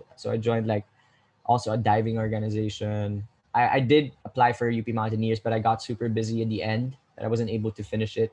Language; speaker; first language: English; non-native, local second language; Filipino